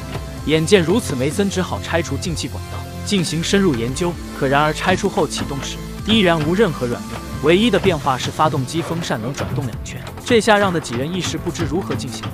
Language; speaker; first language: Chinese; native; Chinese